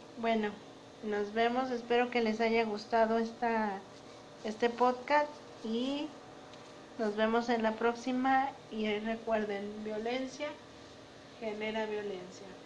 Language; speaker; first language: Spanish; native; Spanish